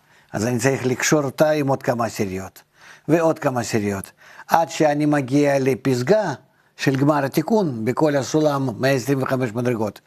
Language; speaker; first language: Hebrew; non-native, fluent; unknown